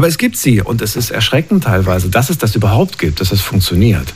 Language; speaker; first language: German; native; German